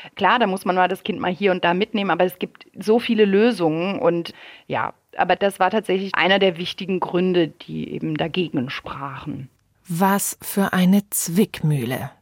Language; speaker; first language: German; early bilingual, other home language; French